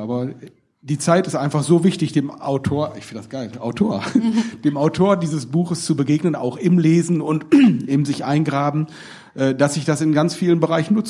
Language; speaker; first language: German; native; German